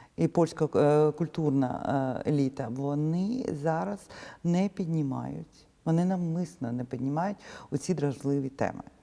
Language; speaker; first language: Ukrainian; native; Ukrainian